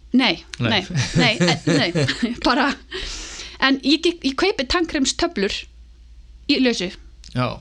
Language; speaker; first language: Icelandic; native; Icelandic